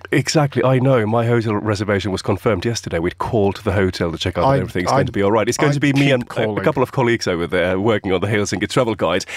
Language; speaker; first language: English; non-native, fluent; Finnish